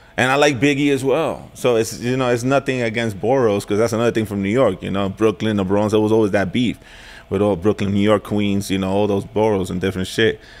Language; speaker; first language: English; early bilingual, other home language; Spanish